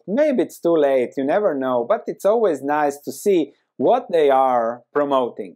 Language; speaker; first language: English; non-native, fluent; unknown